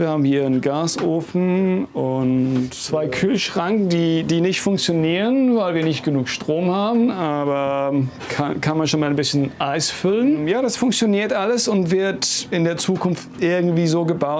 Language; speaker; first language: German; non-native, fluent; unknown